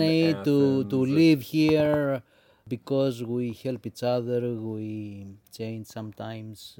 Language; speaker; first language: English; non-native, learner; Greek